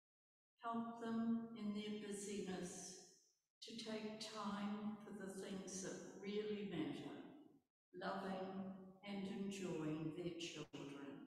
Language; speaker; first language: English; native; English